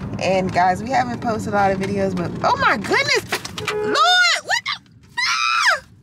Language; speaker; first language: English; native; English